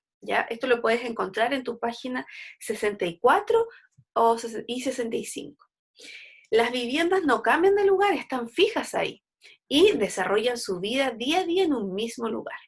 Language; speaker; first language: Spanish; native; Spanish